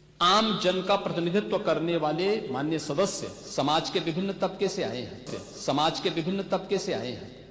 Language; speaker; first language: Hindi; native; Hindi